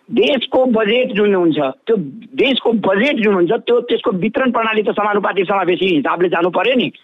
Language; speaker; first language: Nepali; non-native, local second language; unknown